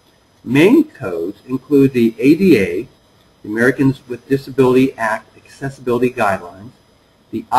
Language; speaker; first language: English; native; English